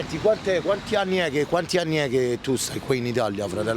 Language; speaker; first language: Italian; native; Italian